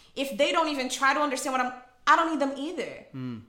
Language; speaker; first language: English; early bilingual, other home language; Portuguese